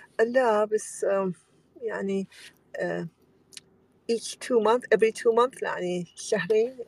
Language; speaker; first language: Arabic; non-native, learner; Persian